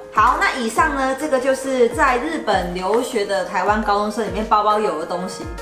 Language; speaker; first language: Chinese; native; Chinese